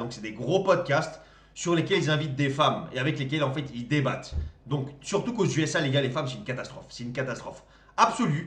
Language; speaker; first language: French; native; French